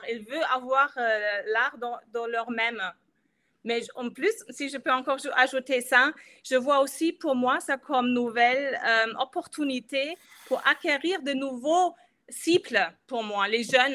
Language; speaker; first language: French; non-native, fluent; German